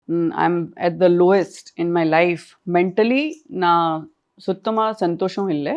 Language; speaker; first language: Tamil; non-native, local second language; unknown